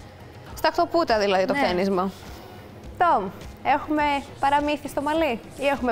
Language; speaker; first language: Greek; native; Greek